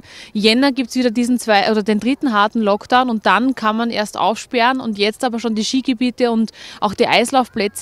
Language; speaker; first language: German; native; German